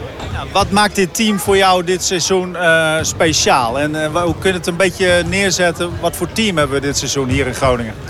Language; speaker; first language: Dutch; native; Dutch